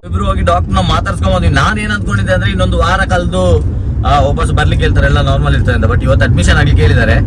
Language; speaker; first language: Kannada; non-native, local second language; Tulu